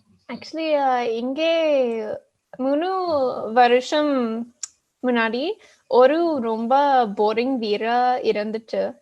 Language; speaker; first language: Tamil; non-native, learner; English